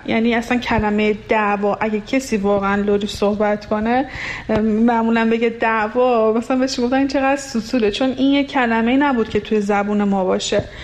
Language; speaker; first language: Persian; non-native, local second language; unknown